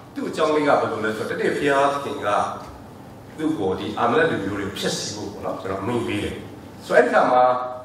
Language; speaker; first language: Burmese; non-native, local second language; S'gaw Karen